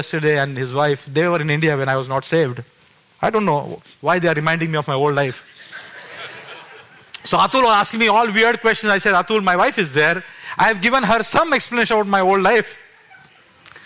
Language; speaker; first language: English; non-native, local second language; Marathi